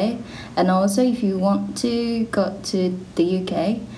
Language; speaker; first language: English; non-native, learner; Japanese